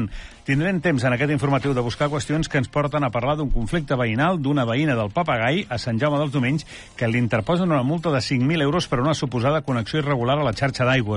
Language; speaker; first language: Catalan; native; Catalan